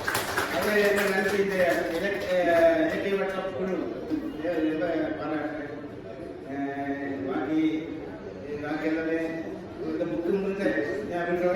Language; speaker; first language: Tamil; non-native, learner; Malayalam